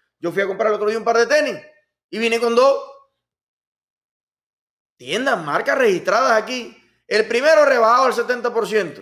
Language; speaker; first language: Spanish; native; Spanish